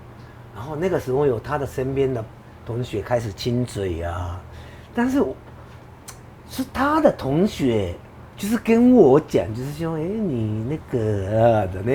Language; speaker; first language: Chinese; non-native, fluent; Japanese